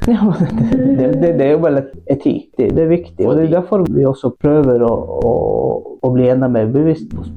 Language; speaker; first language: Norwegian; non-native, local second language; Northern Sami